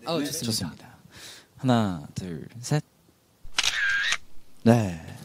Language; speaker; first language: Korean; native; Korean